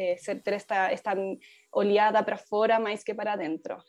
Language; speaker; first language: Portuguese; non-native, learner; Spanish